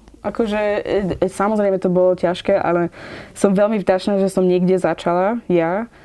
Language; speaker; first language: Slovak; non-native, fluent; Persian